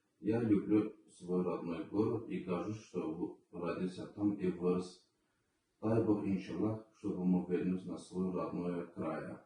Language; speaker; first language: Russian; non-native, local second language; Azerbaijani